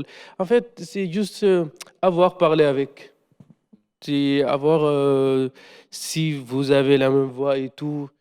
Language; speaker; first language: French; non-native, learner; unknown